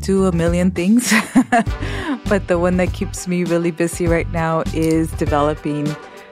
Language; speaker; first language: English; early bilingual, other home language; Spanish